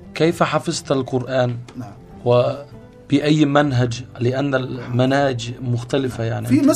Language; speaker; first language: Arabic; non-native, fluent; Turkish